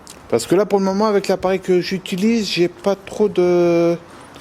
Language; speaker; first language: French; native; French